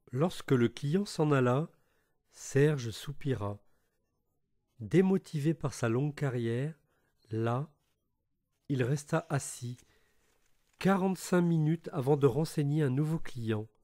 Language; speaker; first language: French; native; French